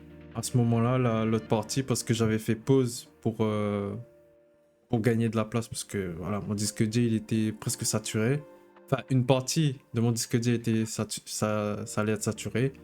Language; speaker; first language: French; native; French